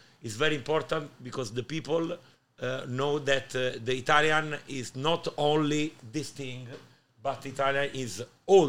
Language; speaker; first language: English; non-native, learner; Italian